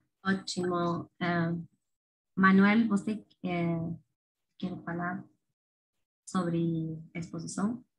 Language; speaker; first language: Portuguese; non-native, fluent; Spanish